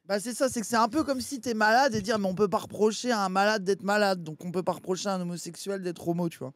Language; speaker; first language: French; native; French